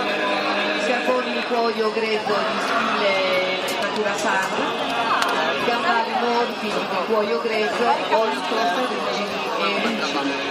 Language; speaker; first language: Italian; native; Italian